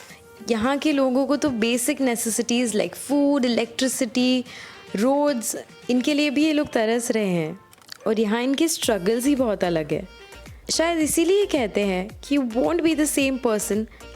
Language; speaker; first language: Hindi; native; Hindi